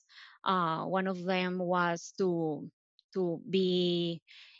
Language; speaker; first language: English; non-native, fluent; Spanish